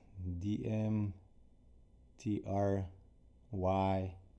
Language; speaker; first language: English; non-native, fluent; Ukrainian